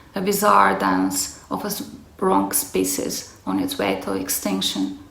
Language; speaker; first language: English; non-native, fluent; Romanian